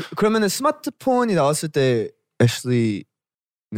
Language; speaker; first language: Korean; native; Korean